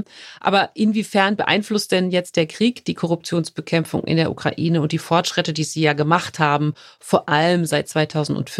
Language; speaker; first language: German; native; German